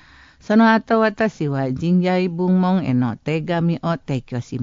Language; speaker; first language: Japanese; non-native, learner; Indonesian